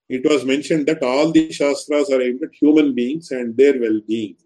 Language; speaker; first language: English; non-native, local second language; Tamil